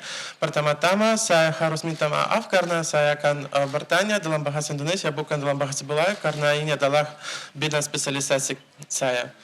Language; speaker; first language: Indonesian; non-native, fluent; Russian